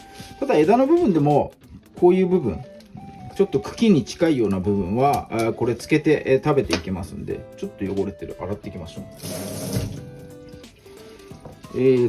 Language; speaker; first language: Japanese; native; Japanese